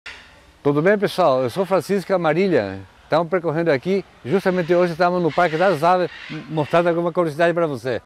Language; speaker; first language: Portuguese; native; Portuguese